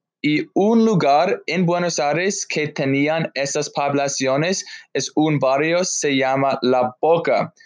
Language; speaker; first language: Spanish; non-native, learner; English